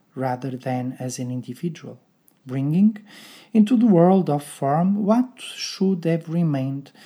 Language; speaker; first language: English; non-native, fluent; Portuguese